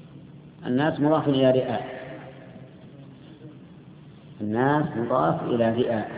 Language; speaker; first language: Arabic; native; Arabic